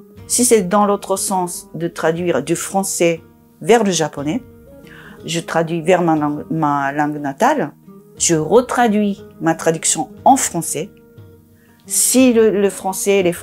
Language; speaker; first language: French; non-native, fluent; Japanese